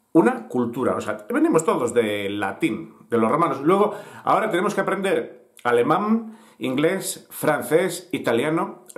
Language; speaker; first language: Spanish; native; Spanish